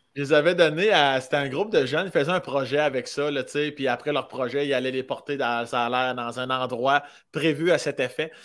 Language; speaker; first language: French; native; French